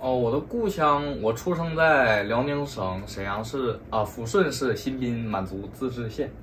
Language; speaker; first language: Chinese; native; Chinese